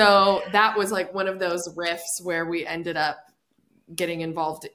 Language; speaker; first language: English; native; English